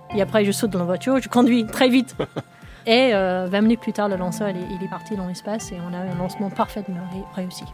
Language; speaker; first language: French; non-native, fluent; English